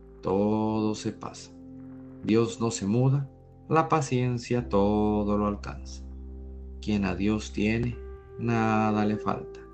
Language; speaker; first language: Spanish; native; Spanish